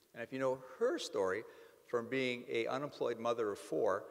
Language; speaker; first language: English; native; English